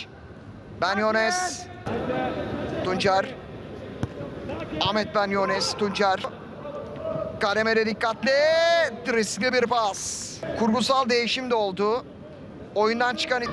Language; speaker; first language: Turkish; native; Turkish